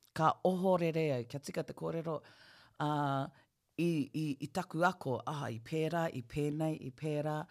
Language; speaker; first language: Māori; non-native, local second language; English